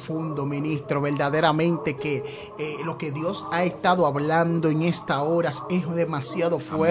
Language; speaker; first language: Spanish; native; Spanish